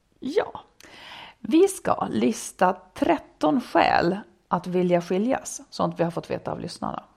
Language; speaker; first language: Swedish; native; Swedish